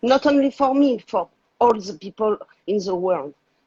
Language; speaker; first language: English; non-native, learner; French